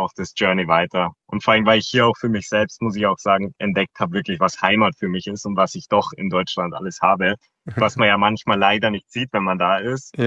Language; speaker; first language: German; native; German